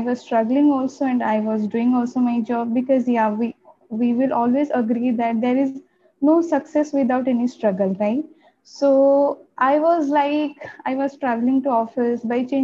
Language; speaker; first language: English; non-native, local second language; Odia